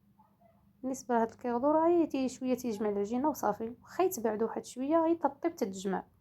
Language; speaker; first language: Arabic; native; Arabic